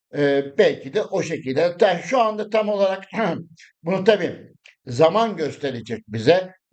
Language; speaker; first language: Turkish; native; Turkish